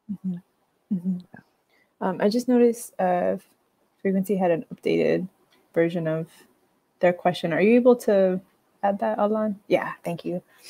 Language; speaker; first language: English; native; English